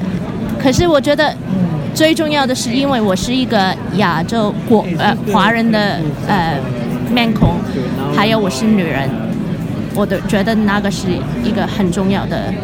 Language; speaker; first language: Chinese; non-native, local second language; Cantonese